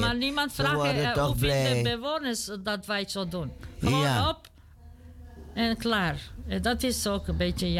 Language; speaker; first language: Dutch; non-native, learner; Serbian